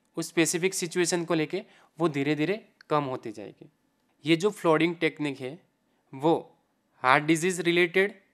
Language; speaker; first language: Hindi; non-native, local second language; Gujarati